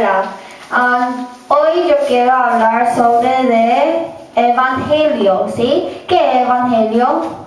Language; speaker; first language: Spanish; non-native, learner; Korean